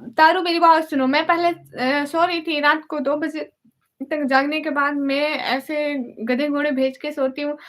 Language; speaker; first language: Urdu; non-native, local second language; Punjabi